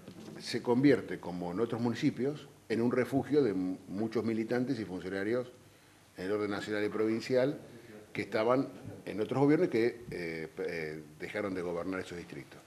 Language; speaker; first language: Spanish; native; Spanish